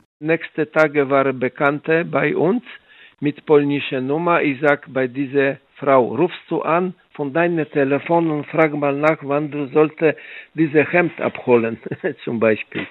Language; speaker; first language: German; non-native, learner; Polish